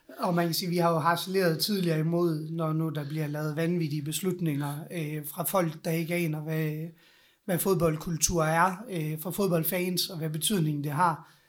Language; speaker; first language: Danish; native; Danish